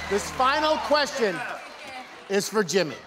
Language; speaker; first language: English; native; English